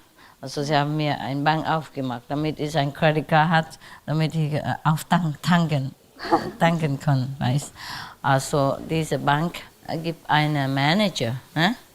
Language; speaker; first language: German; non-native, learner; Vietnamese